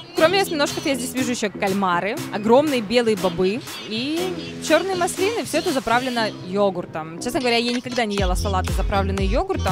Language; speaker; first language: Russian; native; Russian